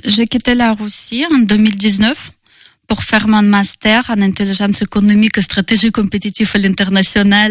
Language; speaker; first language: French; non-native, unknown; Russian